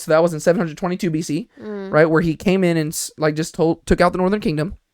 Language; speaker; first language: English; native; English